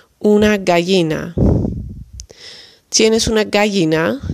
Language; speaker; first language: Spanish; non-native, fluent; Dutch